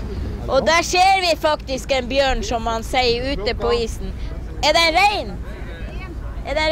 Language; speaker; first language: Norwegian; native; Norwegian